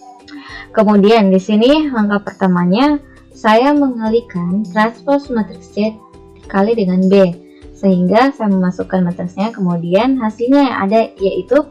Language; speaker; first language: Indonesian; native; Indonesian